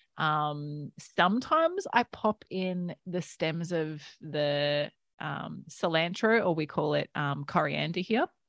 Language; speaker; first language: English; native; English